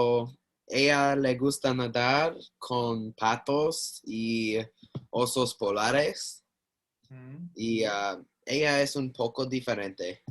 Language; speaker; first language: Spanish; non-native, learner; English